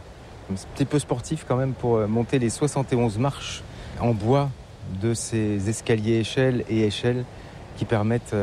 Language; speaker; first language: French; native; French